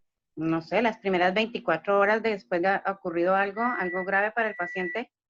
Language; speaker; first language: Spanish; early bilingual, heritage; Spanish